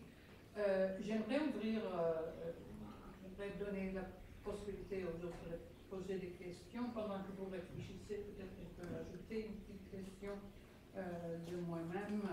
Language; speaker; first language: French; non-native, fluent; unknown